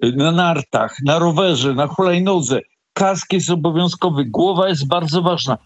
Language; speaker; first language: Polish; native; Polish